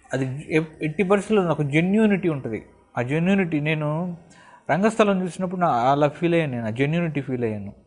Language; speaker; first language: Telugu; native; Telugu